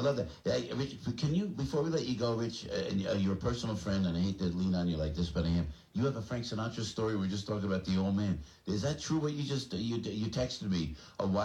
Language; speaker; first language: English; native; English